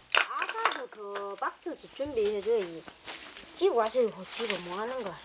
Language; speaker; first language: Korean; non-native, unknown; Vietnamese